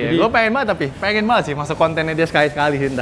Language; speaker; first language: Indonesian; native; Indonesian